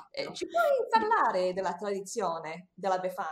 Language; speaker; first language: Italian; non-native, fluent; English